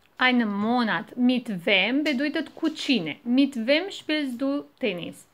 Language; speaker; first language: German; non-native, fluent; Romanian